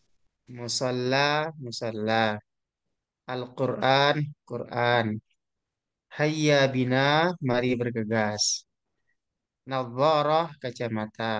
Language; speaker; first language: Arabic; non-native, learner; Indonesian